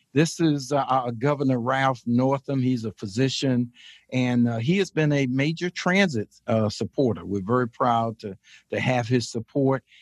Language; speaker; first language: English; native; English